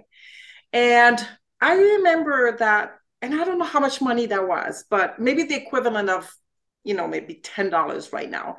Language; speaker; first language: English; non-native, fluent; French